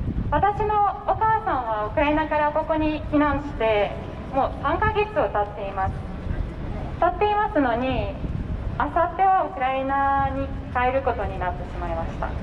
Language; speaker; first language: Japanese; non-native, fluent; Ukrainian